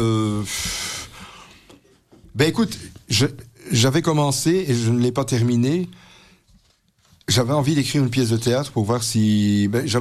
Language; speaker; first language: French; native; French